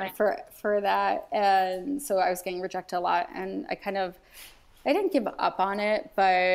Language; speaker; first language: English; native; English